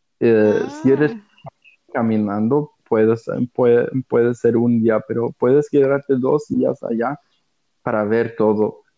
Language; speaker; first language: Spanish; non-native, fluent; German